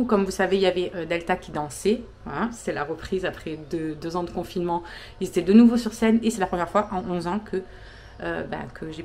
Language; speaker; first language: French; native; French